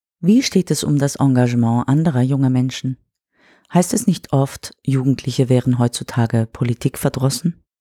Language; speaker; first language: German; native; German